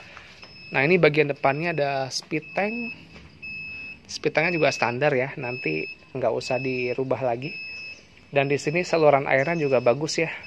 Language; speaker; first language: Indonesian; native; Indonesian